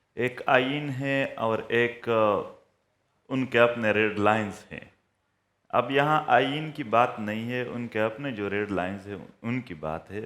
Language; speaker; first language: Urdu; non-native, local second language; Pashto